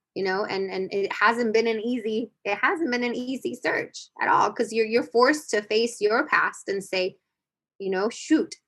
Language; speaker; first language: English; native; English